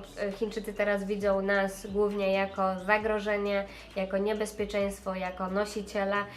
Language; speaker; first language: Polish; native; Polish